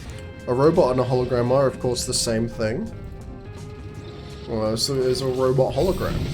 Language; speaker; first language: English; native; English